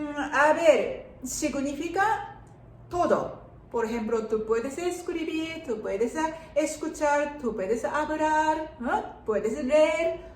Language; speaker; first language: Spanish; non-native, fluent; Japanese